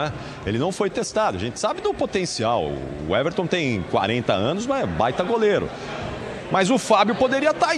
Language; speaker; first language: Portuguese; native; Portuguese